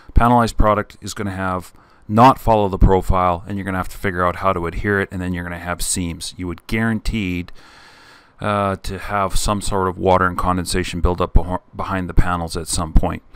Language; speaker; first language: English; native; English